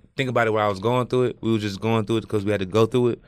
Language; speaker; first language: English; native; English